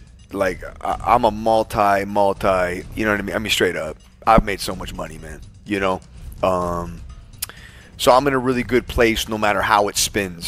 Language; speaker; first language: English; native; English